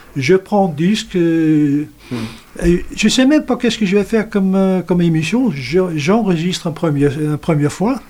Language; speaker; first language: French; non-native, fluent; Dutch